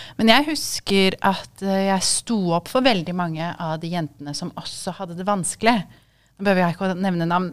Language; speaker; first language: Norwegian; early bilingual, other home language; Kurdish